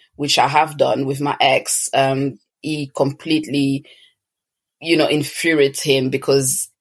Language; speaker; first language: English; early bilingual, other home language; French